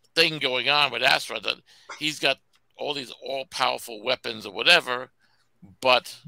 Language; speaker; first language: English; native; English